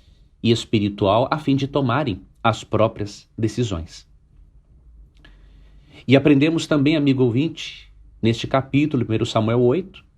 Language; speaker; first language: Portuguese; native; Portuguese